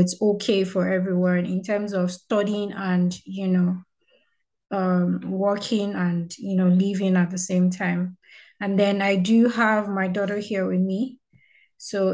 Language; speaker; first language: English; non-native, local second language; Yoruba